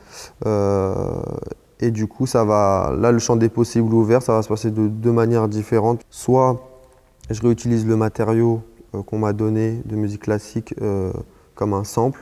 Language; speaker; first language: French; native; French